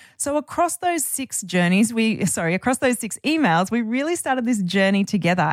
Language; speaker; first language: English; native; English